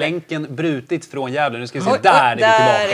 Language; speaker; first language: Swedish; native; Swedish